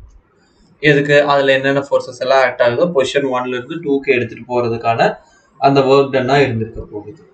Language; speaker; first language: Tamil; native; Tamil